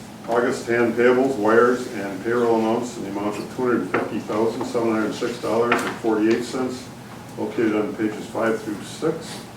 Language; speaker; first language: English; native; English